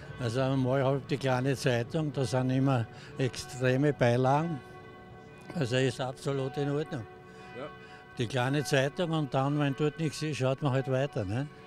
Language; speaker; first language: German; native; German